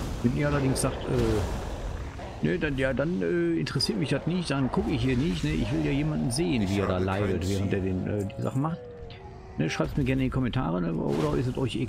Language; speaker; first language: German; native; German